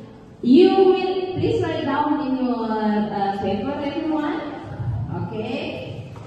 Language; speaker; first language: English; non-native, learner; Indonesian